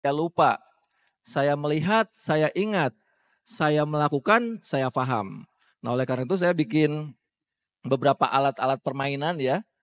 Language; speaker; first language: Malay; non-native, local second language; Sundanese